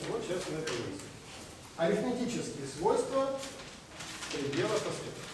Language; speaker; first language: Russian; native; Russian